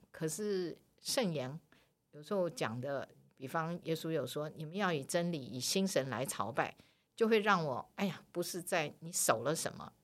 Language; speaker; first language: Chinese; native; Chinese